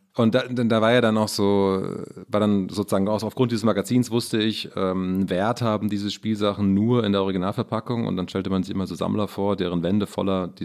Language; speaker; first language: German; native; German